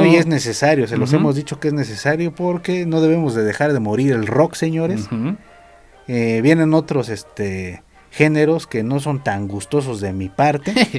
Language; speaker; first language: Spanish; native; Spanish